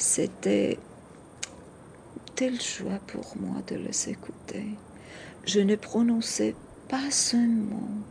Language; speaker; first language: French; non-native, fluent; Georgian